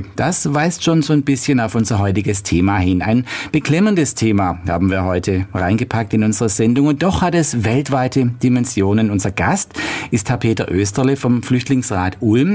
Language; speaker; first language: German; native; German